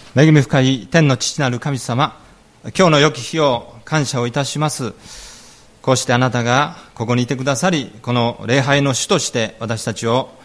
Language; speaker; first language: Japanese; native; Japanese